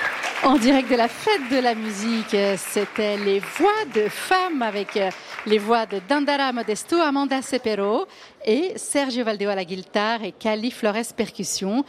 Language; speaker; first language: French; native; French